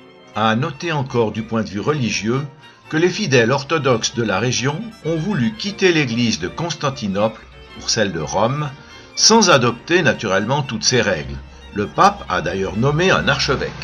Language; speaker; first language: French; native; French